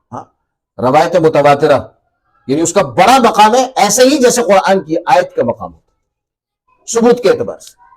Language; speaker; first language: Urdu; native; Urdu